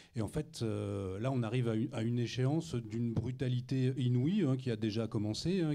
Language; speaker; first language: French; native; French